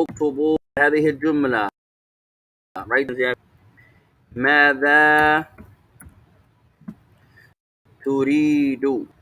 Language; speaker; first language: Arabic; non-native, fluent; English